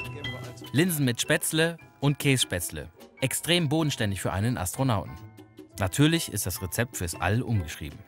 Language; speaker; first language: German; native; German